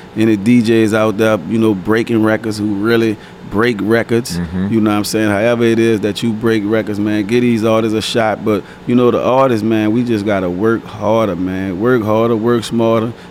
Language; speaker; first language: English; native; English